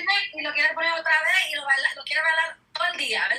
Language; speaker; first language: Spanish; early bilingual, heritage; Spanish